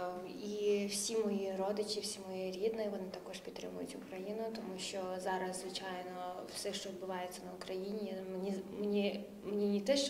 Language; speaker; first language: Ukrainian; non-native, fluent; Azerbaijani